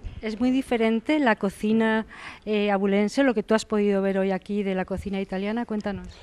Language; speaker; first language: Spanish; native; Spanish